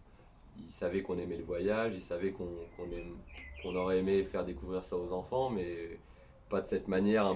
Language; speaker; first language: French; native; French